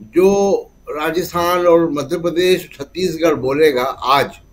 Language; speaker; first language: Hindi; native; Hindi